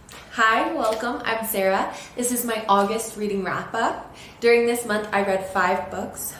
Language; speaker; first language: English; native; English